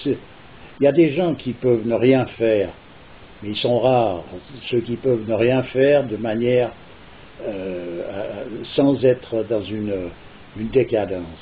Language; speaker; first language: French; native; French